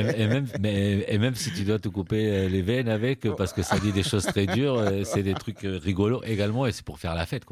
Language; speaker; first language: French; native; French